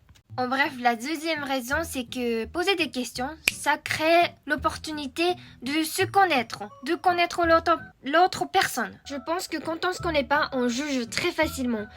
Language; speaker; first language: French; non-native, fluent; Japanese